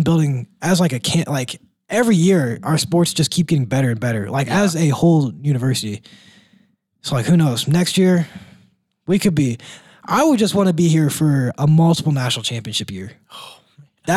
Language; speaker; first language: English; native; English